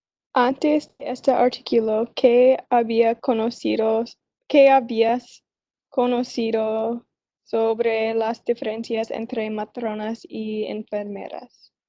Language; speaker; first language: Spanish; non-native, learner; English